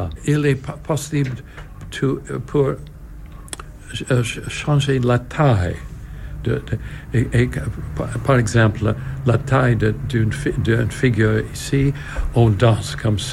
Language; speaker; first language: French; non-native, learner; English